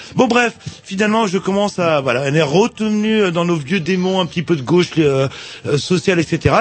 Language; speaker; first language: French; native; French